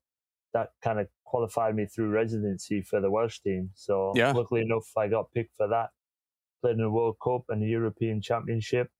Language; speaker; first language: English; native; English